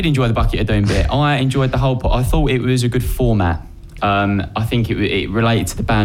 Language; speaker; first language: English; native; English